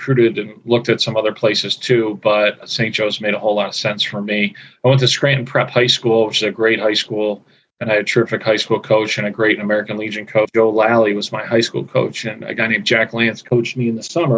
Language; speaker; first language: English; native; English